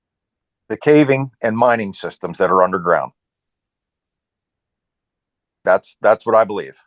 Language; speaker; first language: English; native; English